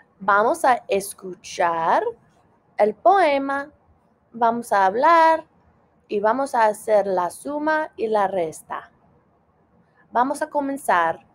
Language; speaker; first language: Spanish; non-native, fluent; English